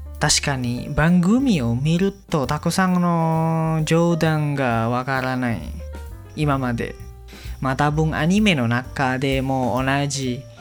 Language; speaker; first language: Japanese; non-native, learner; Indonesian